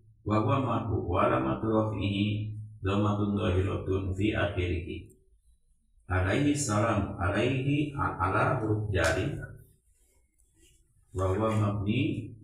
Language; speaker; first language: Arabic; non-native, learner; Indonesian